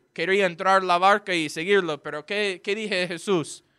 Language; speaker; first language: Spanish; non-native, fluent; English